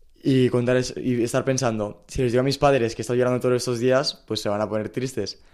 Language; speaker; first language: Spanish; native; Spanish